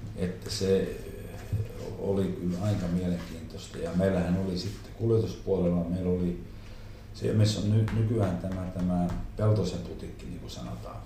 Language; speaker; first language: Finnish; non-native, local second language; Swedish